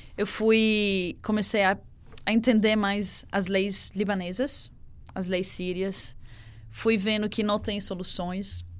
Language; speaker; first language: Portuguese; non-native, fluent; Arabic